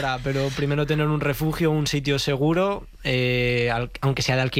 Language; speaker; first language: Spanish; native; Spanish